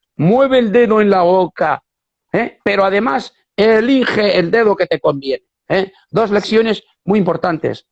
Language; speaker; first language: Spanish; native; Spanish